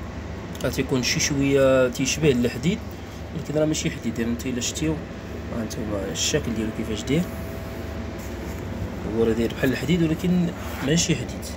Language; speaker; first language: Arabic; native; Arabic